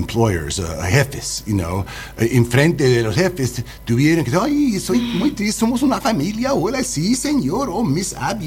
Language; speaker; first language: Spanish; non-native, learner; English